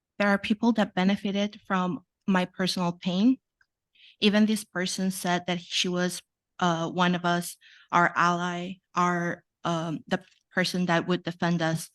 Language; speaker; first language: English; non-native, fluent; Spanish